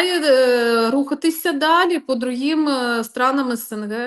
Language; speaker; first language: Ukrainian; non-native, local second language; Russian